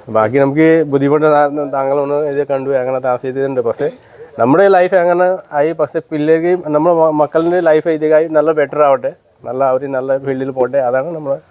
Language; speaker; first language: Malayalam; non-native, learner; Nepali